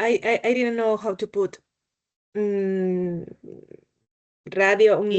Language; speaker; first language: English; non-native, learner; Spanish